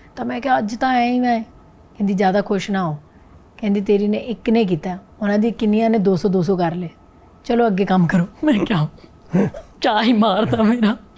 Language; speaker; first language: Punjabi; non-native, local second language; Hindi